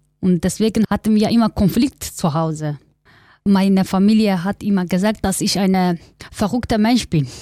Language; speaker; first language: German; non-native, learner; Kurdish